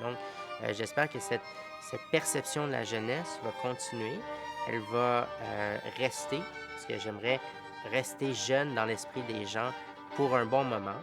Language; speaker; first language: French; native; French